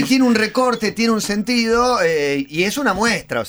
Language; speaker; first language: Spanish; native; Spanish